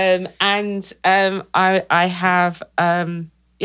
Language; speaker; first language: English; native; English